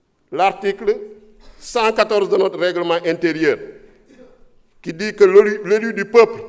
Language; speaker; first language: French; non-native, local second language; Wolof